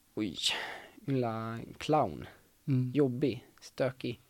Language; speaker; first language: Swedish; native; Swedish